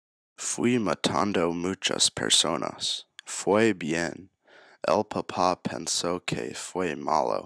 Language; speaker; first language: Spanish; non-native, learner; English